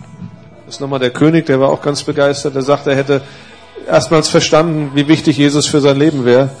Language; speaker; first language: German; native; German